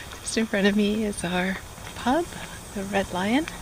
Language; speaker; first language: English; native; English